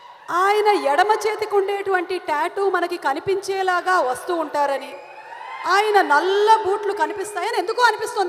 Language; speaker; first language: Telugu; native; Telugu